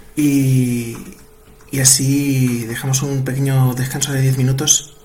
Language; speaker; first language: Spanish; native; Spanish